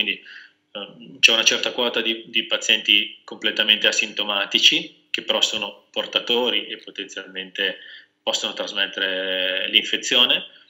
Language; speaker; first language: Italian; native; Italian